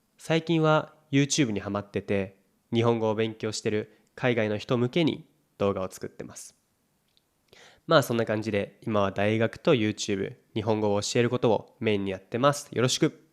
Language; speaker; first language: Japanese; native; Japanese